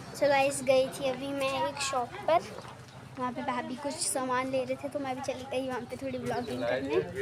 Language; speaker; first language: Hindi; native; Hindi